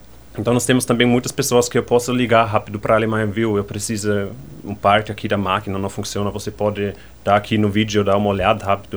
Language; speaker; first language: Portuguese; non-native, fluent; German